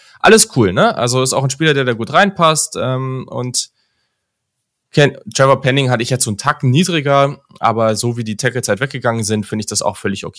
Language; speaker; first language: German; native; German